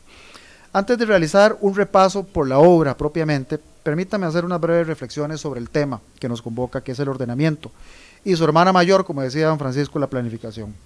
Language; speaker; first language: Spanish; native; Spanish